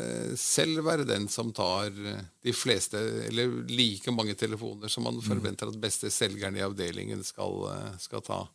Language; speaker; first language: Norwegian; native; Norwegian